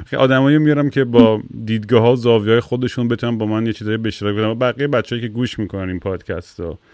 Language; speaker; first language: Persian; early bilingual, heritage; Persian